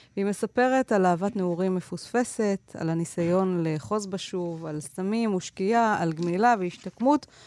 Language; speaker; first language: Hebrew; native; Hebrew